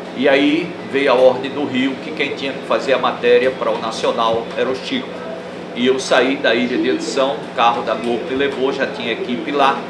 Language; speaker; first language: Portuguese; native; Portuguese